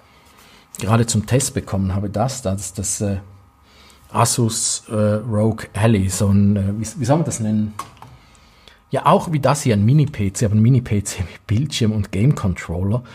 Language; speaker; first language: German; native; German